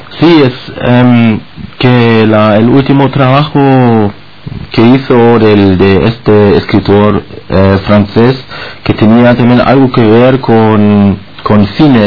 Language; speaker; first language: Spanish; non-native, fluent; German